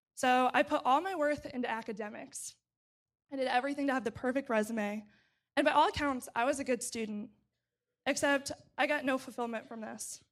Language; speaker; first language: English; native; English